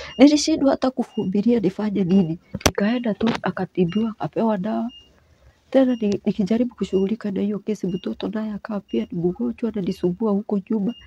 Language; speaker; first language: Swahili; non-native, local second language; Kikuyu